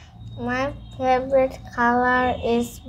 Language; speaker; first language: English; non-native, learner; Bangla